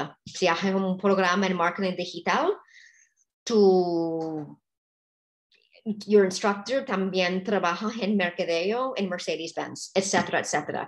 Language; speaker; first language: Spanish; non-native, fluent; English